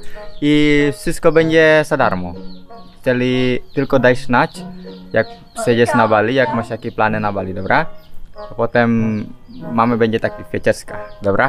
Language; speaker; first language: Polish; non-native, learner; Indonesian